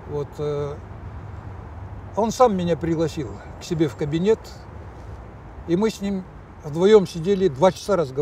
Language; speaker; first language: Russian; native; Russian